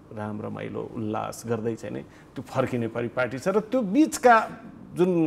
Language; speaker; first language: Nepali; non-native, local second language; Maithili